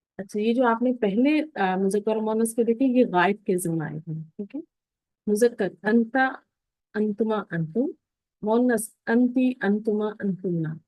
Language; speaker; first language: Urdu; native; Urdu